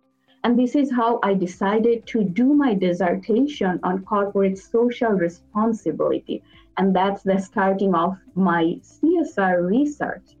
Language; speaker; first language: English; non-native, local second language; Bangla